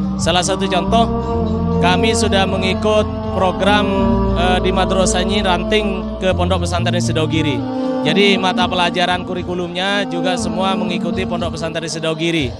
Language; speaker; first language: Indonesian; non-native, local second language; Madurese